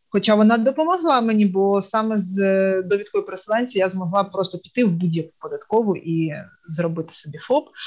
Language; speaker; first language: Ukrainian; non-native, local second language; Russian